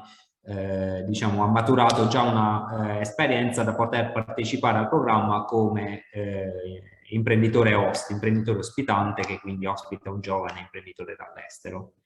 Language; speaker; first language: Italian; native; Italian